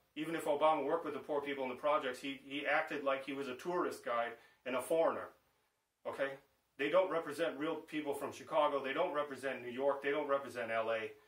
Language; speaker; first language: English; native; English